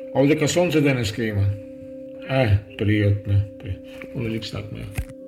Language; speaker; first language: Danish; non-native, learner; Macedonian